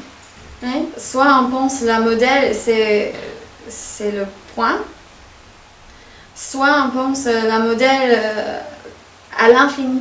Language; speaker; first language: French; non-native, fluent; English